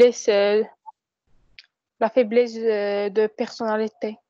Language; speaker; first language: French; non-native, learner; Arabic